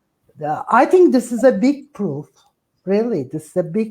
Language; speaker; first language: English; non-native, fluent; Turkish